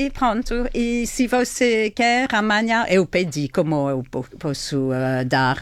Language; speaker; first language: Portuguese; non-native, learner; French